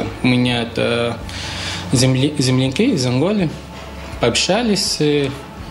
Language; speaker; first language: Russian; non-native, fluent; Portuguese